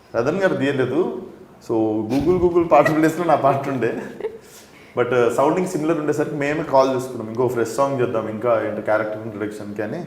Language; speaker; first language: Telugu; native; Telugu